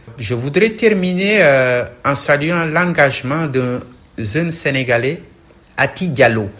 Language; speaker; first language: French; non-native, local second language; Wolof